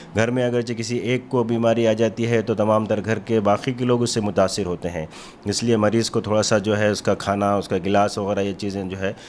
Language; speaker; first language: Hindi; non-native, local second language; Urdu